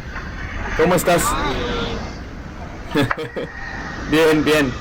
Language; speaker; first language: Spanish; native; Spanish